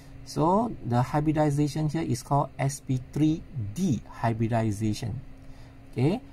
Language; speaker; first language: English; non-native, local second language; Malay